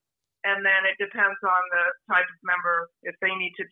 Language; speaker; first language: English; native; English